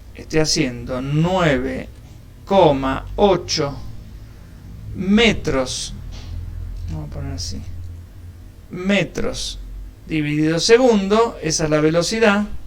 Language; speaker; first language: Spanish; native; Spanish